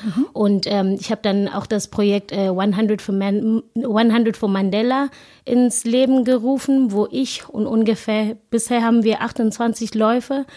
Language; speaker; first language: German; non-native, fluent; Zulu